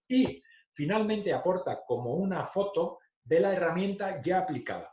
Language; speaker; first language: Spanish; native; Spanish